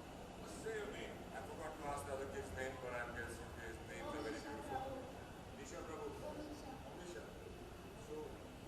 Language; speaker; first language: English; non-native, local second language; Hindi